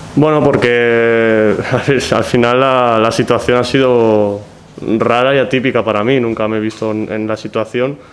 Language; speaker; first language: Spanish; native; Spanish